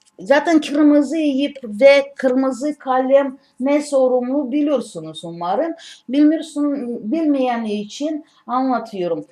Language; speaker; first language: Turkish; non-native, learner; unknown